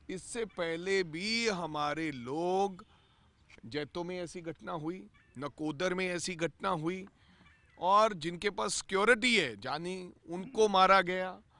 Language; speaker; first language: Hindi; non-native, local second language; Punjabi